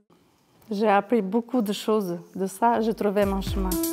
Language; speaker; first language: French; non-native, learner; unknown